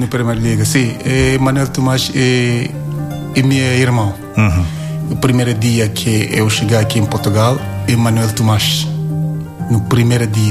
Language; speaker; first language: Portuguese; non-native, learner; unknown